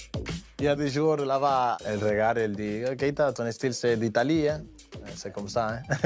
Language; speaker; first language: French; non-native, fluent; Spanish